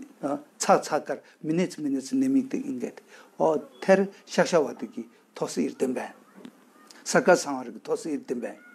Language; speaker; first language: Mongolian; non-native, fluent; Tibetan